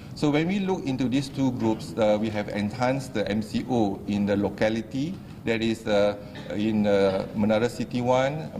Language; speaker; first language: English; non-native, local second language; Malay